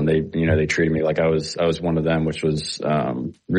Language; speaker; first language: English; native; English